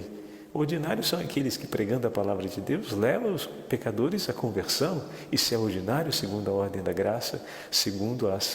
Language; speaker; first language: Portuguese; native; Portuguese